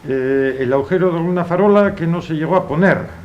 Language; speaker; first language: Spanish; non-native, local second language; Basque